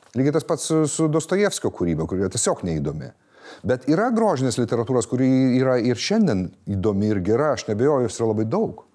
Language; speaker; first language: Lithuanian; native; Lithuanian